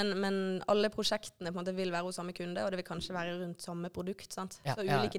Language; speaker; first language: Norwegian; native; Norwegian